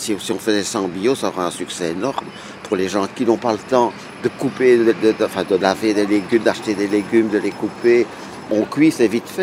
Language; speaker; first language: French; native; French